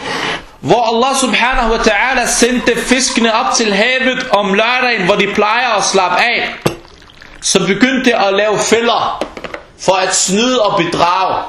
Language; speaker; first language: Danish; early bilingual, other home language; Arabic